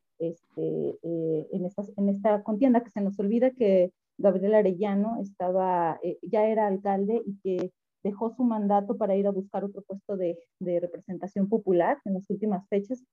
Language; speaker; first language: Spanish; native; Spanish